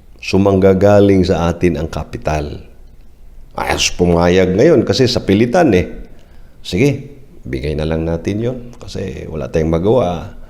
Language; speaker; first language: Filipino; non-native, local second language; Cebuano